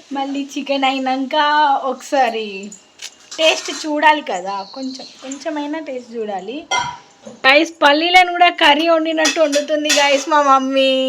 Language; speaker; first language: Telugu; non-native, local second language; Lambadi